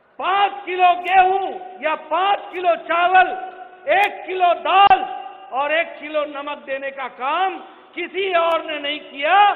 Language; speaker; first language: Hindi; native; Hindi